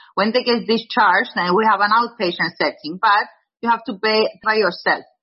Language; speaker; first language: English; non-native, fluent; Greek